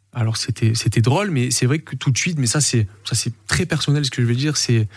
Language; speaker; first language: French; native; French